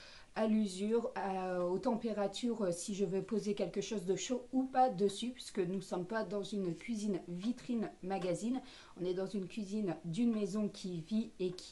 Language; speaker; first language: French; native; French